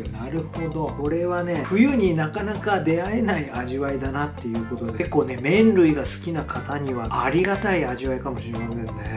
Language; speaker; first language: Japanese; native; Japanese